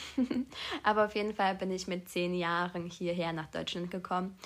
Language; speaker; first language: German; early bilingual, other home language; Polish